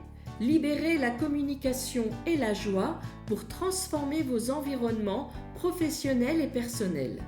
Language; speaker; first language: French; native; French